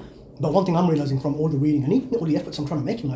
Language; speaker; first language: English; native; English